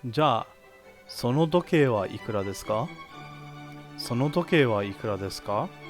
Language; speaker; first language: Japanese; non-native, learner; English